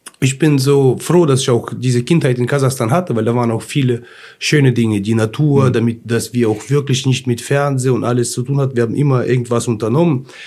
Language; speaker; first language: German; early bilingual, other home language; Russian